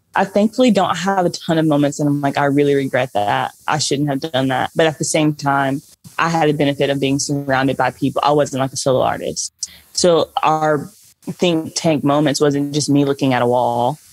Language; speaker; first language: English; native; English